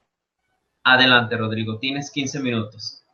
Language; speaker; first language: Spanish; native; Spanish